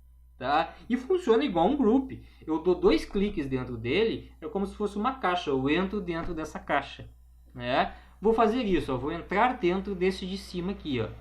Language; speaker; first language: Portuguese; native; Portuguese